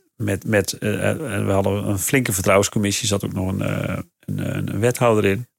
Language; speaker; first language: Dutch; native; Dutch